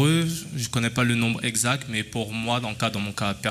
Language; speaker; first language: French; native; French